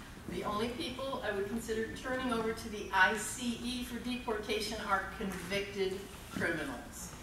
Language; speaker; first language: English; early bilingual, other home language; Spanish